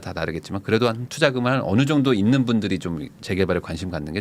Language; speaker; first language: Korean; native; Korean